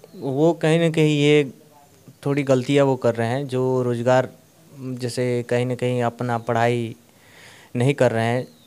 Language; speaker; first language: Hindi; native; Hindi